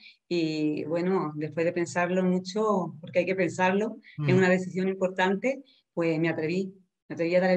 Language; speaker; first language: Spanish; native; Spanish